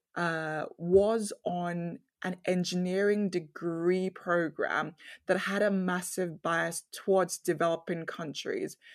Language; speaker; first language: English; non-native, local second language; Yoruba